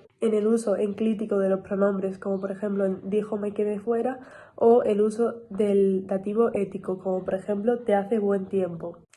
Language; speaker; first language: Spanish; native; Spanish